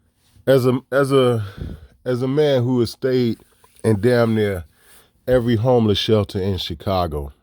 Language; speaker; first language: English; native; English